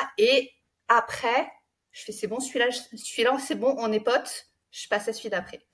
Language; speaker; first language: French; native; French